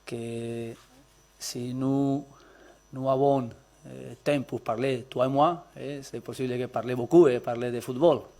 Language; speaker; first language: French; non-native, learner; Spanish